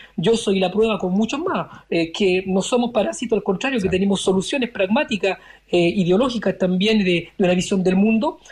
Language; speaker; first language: Spanish; early bilingual, other home language; French